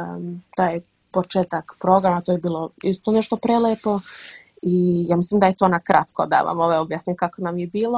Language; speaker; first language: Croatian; early bilingual, heritage; Dutch